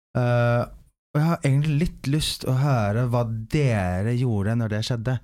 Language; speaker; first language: Norwegian; early bilingual, other home language; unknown